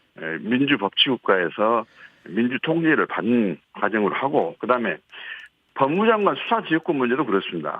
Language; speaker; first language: Korean; native; Korean